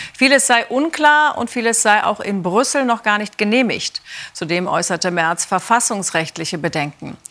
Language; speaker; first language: German; native; German